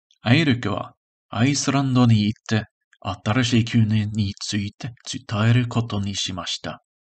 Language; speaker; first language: Japanese; non-native, learner; English